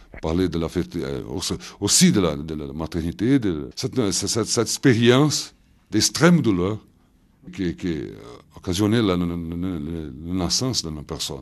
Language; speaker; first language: French; non-native, fluent; Portuguese